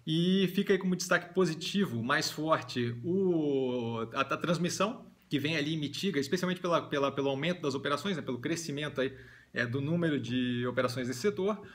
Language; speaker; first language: Portuguese; native; Portuguese